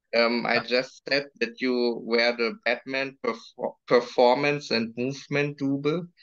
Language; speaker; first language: English; non-native, fluent; German